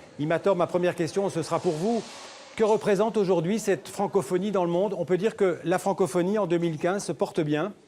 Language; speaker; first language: French; native; French